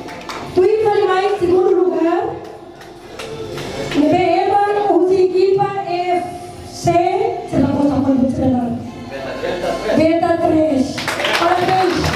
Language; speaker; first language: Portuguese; non-native, learner; Tetum